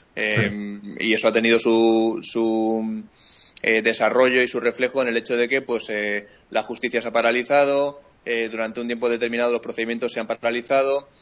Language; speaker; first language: Spanish; native; Spanish